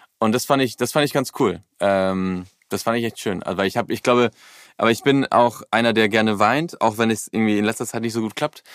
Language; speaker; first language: German; early bilingual, heritage; German